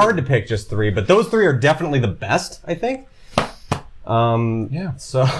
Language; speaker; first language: English; native; English